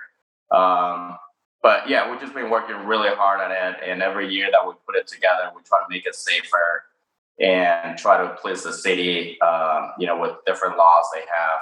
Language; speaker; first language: English; non-native, fluent; Spanish